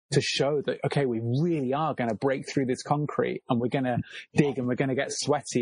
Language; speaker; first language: English; native; English